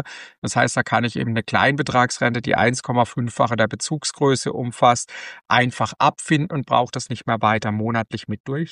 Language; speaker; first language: German; native; German